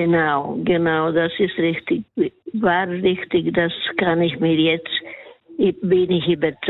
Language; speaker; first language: German; non-native, learner; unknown